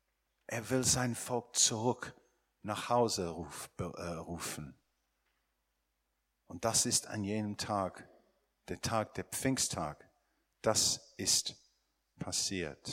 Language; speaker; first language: German; non-native, fluent; English